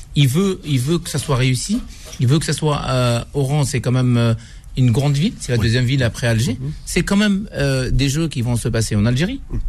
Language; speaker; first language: French; non-native, local second language; Arabic